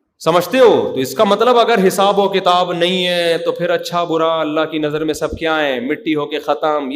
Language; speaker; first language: Urdu; native; Urdu